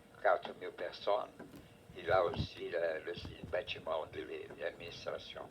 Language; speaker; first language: French; non-native, fluent; Portuguese